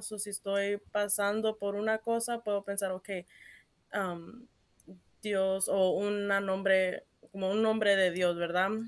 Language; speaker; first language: Spanish; early bilingual, heritage; Spanish